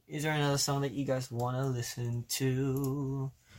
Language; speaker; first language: English; early bilingual, other home language; Korean